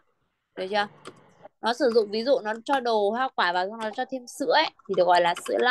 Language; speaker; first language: Vietnamese; native; Vietnamese